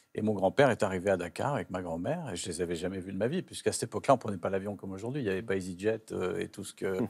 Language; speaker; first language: French; native; French